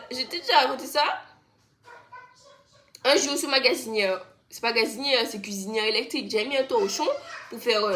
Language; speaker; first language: French; native; French